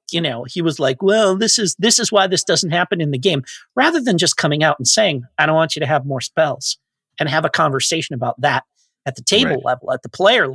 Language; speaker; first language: English; native; English